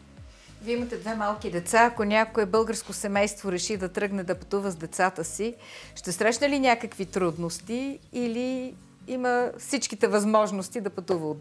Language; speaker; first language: Bulgarian; native; Bulgarian